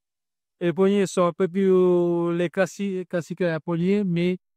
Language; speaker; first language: French; non-native, learner; Italian